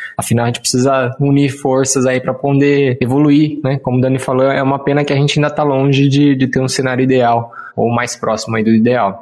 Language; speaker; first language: Portuguese; native; Portuguese